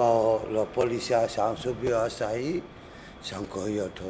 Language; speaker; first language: Spanish; non-native, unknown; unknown